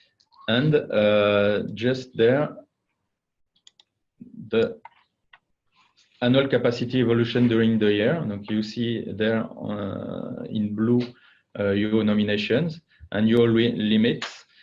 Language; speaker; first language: English; non-native, fluent; French